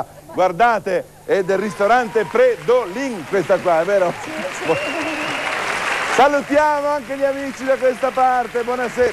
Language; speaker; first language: Italian; native; Italian